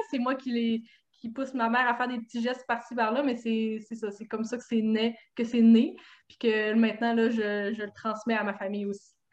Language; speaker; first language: French; native; French